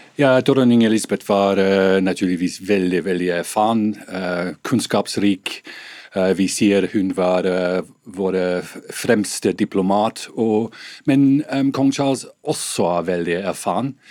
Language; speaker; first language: Norwegian; non-native, fluent; English